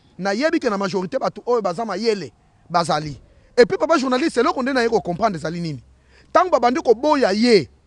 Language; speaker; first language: Lingala; non-native, local second language; Kongo